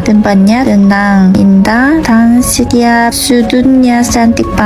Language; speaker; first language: Indonesian; non-native, learner; Korean